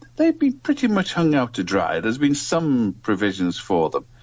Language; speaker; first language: English; native; English